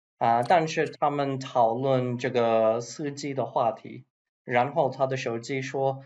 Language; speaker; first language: Chinese; non-native, learner; English